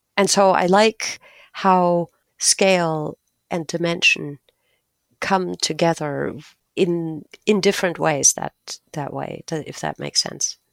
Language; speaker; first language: English; non-native, fluent; German